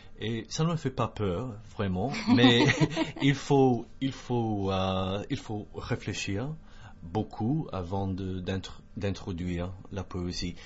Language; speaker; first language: French; non-native, fluent; English